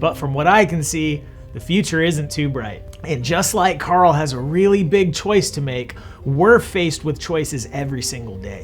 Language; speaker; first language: English; native; English